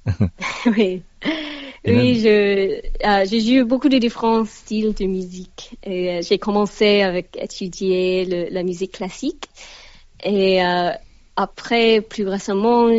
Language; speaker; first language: French; non-native, learner; English